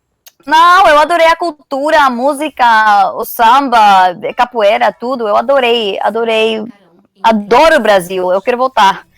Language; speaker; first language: Portuguese; non-native, learner; Spanish